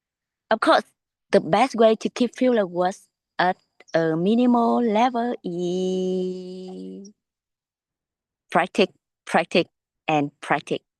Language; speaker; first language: English; non-native, learner; Vietnamese